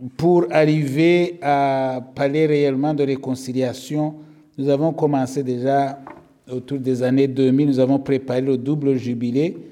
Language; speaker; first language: French; non-native, local second language; Kinyarwanda